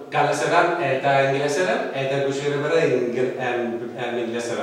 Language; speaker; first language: Basque; non-native, fluent; Welsh